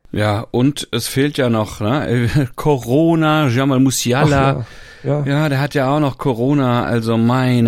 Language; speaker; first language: German; native; German